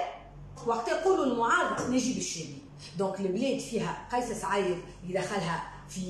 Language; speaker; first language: Arabic; native; Arabic